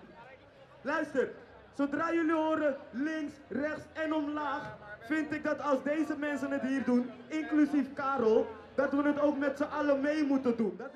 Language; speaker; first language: Dutch; native; Dutch